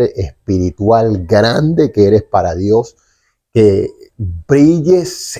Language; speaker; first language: Spanish; native; Spanish